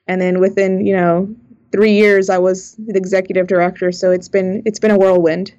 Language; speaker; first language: English; native; English